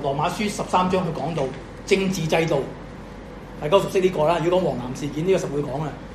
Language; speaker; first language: Cantonese; native; Cantonese